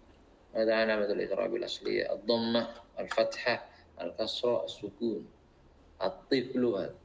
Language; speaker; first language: Arabic; non-native, fluent; Indonesian